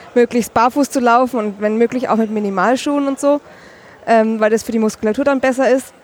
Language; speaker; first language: German; native; German